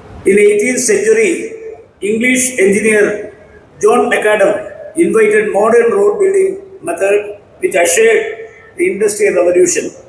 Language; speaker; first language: English; non-native, local second language; Malayalam